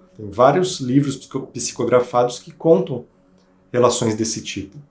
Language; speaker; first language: Portuguese; native; Portuguese